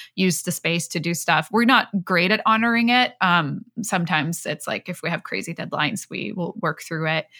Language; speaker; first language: English; non-native, fluent; Swedish